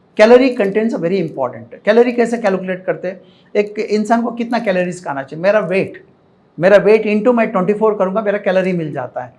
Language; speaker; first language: Hindi; non-native, local second language; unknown